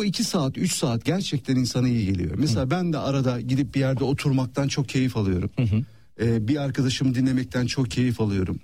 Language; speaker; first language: Turkish; native; Turkish